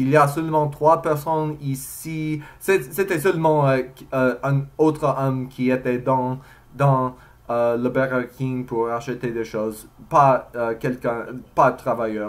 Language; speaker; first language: French; non-native, learner; English